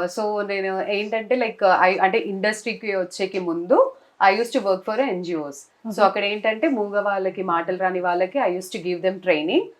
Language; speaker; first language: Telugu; non-native, local second language; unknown